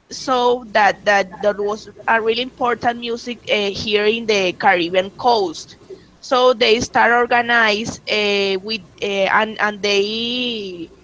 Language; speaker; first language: English; non-native, learner; Spanish